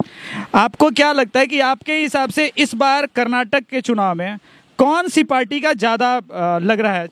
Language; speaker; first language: Hindi; native; Hindi